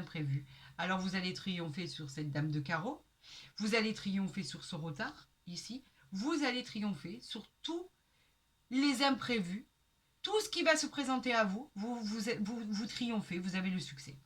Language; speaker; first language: French; native; French